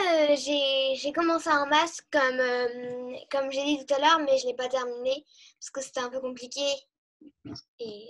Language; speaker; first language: French; early bilingual, heritage; French